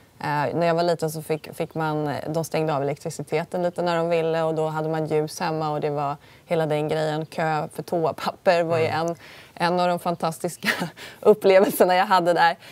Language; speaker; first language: Swedish; early bilingual, other home language; Polish